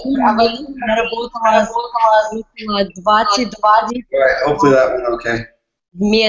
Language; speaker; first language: Russian; early bilingual, heritage; Russian